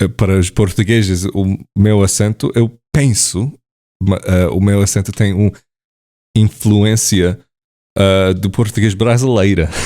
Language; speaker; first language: Portuguese; non-native, learner; English